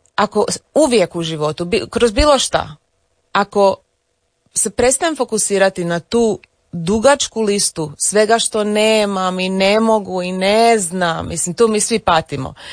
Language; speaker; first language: Croatian; early bilingual, heritage; English